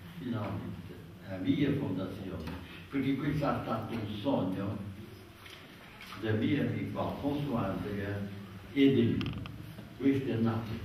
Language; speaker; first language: Italian; non-native, fluent; Portuguese